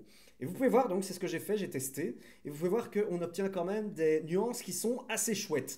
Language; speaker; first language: French; native; French